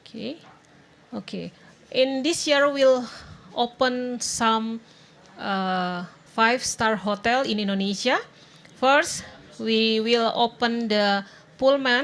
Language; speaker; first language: English; non-native, fluent; Indonesian